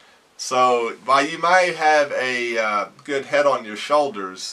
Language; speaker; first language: English; native; English